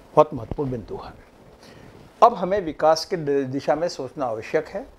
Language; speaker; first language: Hindi; native; Hindi